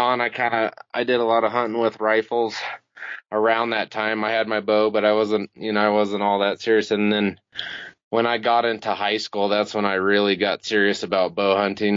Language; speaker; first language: English; native; English